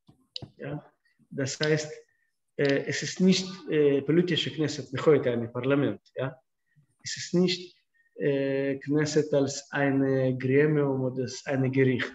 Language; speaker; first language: German; non-native, fluent; Russian